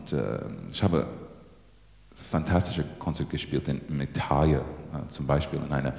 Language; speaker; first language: German; non-native, learner; English